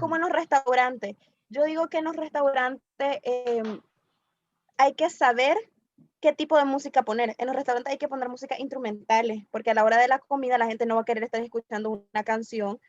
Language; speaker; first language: Spanish; native; Spanish